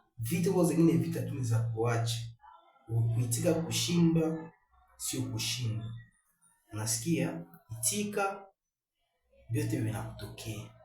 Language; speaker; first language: Swahili; native; Swahili